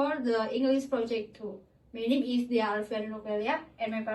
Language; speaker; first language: English; non-native, learner; Indonesian